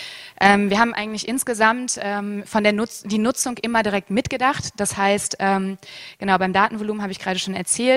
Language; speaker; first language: German; native; German